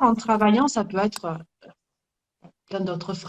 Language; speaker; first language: French; native; French